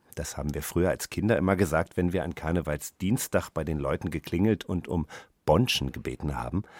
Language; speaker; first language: German; native; German